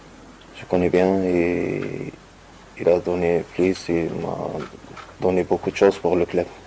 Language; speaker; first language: French; non-native, learner; Arabic